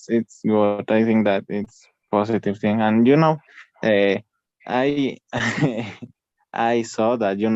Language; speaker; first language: English; non-native, learner; Spanish